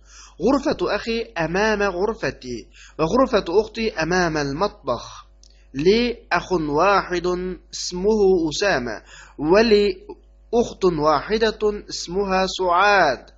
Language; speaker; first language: Arabic; non-native, fluent; Uyghur